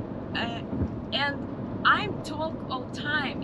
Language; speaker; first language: English; non-native, learner; Russian